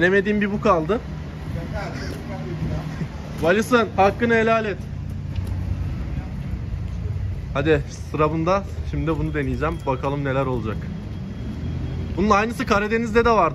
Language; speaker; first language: Turkish; native; Turkish